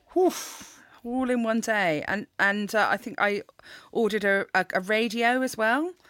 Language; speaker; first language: English; native; English